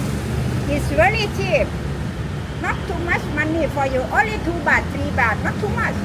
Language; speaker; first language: English; non-native, learner; Thai